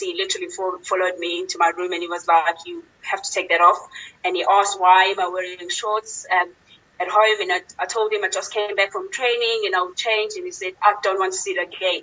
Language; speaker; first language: English; non-native, local second language; Zulu